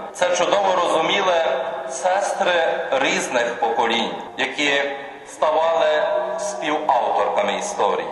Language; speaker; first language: Ukrainian; native; Ukrainian